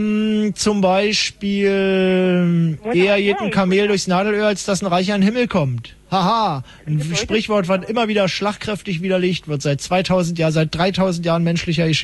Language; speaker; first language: German; native; German